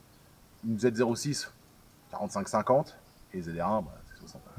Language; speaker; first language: French; native; French